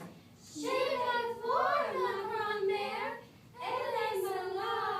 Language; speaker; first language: French; non-native, learner; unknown